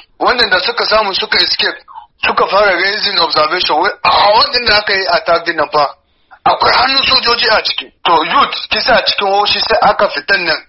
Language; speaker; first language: Hausa; non-native, local second language; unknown